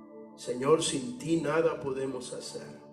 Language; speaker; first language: Spanish; native; Spanish